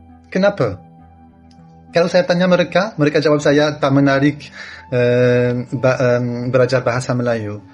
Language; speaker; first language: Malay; non-native, learner; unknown